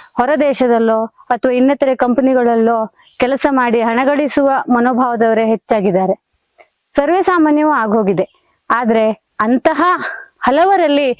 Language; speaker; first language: Kannada; native; Kannada